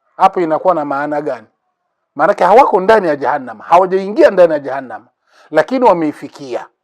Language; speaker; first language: Swahili; native; Swahili